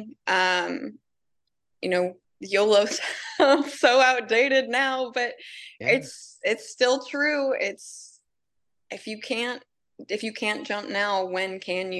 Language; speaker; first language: English; native; English